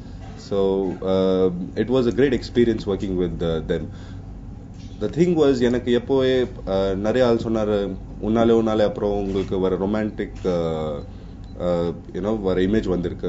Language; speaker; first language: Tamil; non-native, learner; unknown